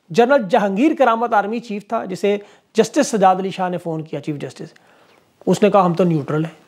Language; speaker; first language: Urdu; native; Urdu